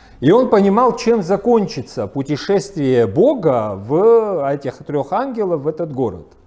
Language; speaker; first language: Russian; non-native, local second language; Abkhazian